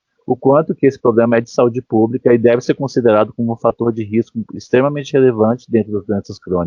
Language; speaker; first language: Portuguese; native; Portuguese